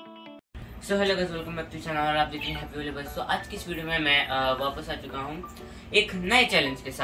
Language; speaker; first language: Hindi; native; Hindi